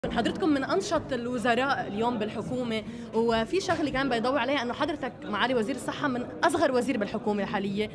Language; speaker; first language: Arabic; native; Arabic